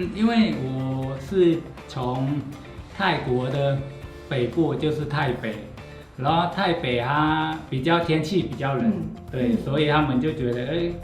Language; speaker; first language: Chinese; non-native, fluent; Thai